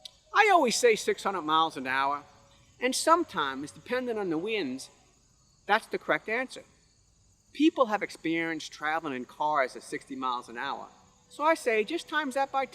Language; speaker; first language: English; native; English